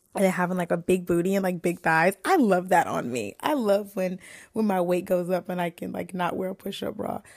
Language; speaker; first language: English; native; English